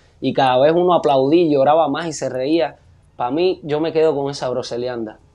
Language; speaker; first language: Spanish; native; Spanish